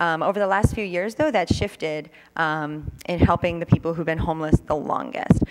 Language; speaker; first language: English; native; English